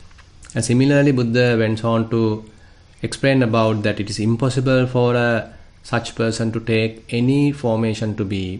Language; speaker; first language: English; non-native, local second language; Sinhala